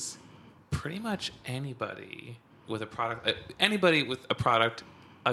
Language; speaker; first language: English; native; English